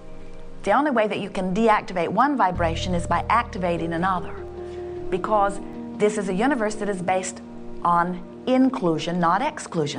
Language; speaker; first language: English; native; English